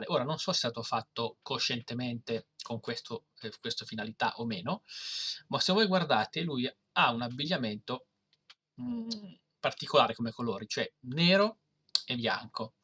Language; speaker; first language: Italian; native; Italian